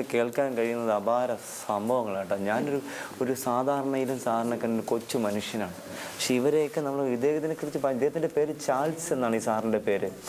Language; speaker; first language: Malayalam; native; Malayalam